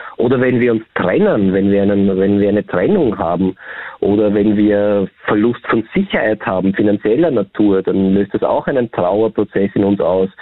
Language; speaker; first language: German; native; German